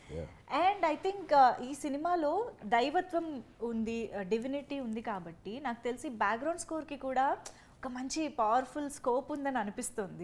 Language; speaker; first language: Telugu; native; Telugu